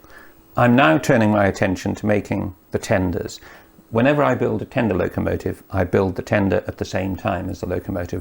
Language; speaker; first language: English; native; English